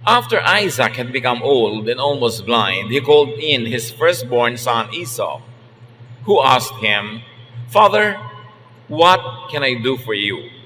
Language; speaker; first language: English; non-native, local second language; Filipino